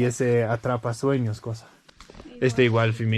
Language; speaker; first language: Spanish; non-native, learner; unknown